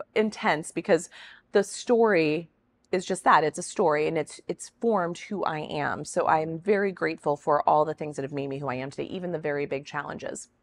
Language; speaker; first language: English; native; English